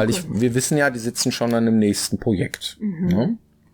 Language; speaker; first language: German; native; German